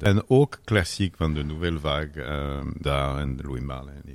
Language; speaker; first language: Dutch; non-native, learner; French